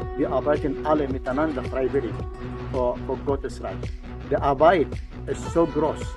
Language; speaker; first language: German; non-native, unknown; Arabic